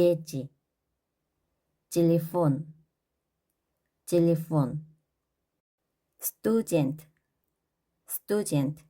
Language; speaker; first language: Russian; non-native, fluent; Korean